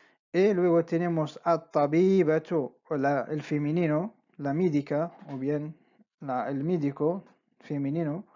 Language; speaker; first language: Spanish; non-native, fluent; Arabic